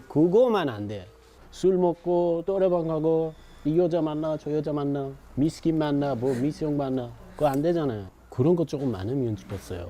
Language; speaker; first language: Korean; non-native, fluent; Persian